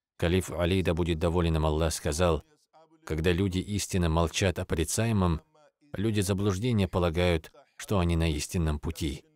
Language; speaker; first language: Russian; non-native, local second language; Avaric